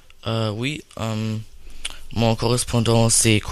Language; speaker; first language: French; non-native, learner; German